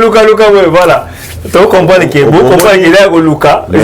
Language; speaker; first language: French; non-native, local second language; Lingala